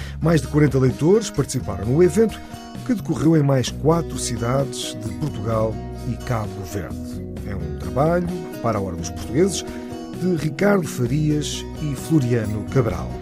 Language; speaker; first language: Portuguese; native; Portuguese